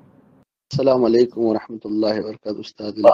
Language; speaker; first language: Arabic; non-native, learner; Persian